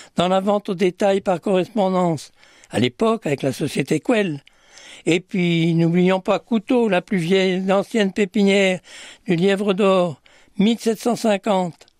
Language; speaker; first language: French; native; French